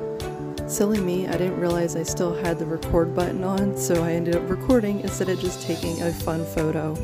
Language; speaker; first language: English; native; English